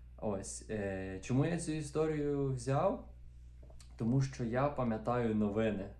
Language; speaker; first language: Ukrainian; native; Ukrainian